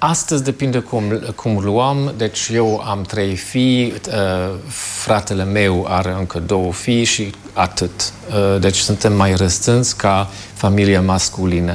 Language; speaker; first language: Romanian; non-native, fluent; German